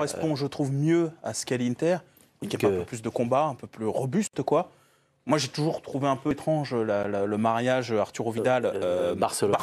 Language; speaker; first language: French; native; French